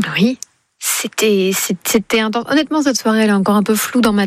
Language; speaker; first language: French; native; French